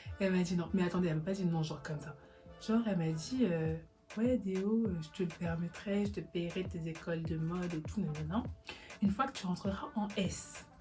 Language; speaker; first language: French; early bilingual, other home language; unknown